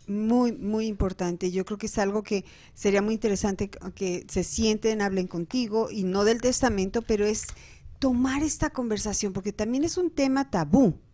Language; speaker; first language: Spanish; native; Spanish